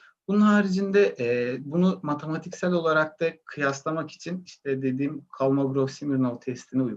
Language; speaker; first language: Turkish; native; Turkish